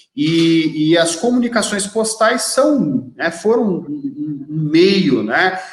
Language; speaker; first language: Portuguese; native; Portuguese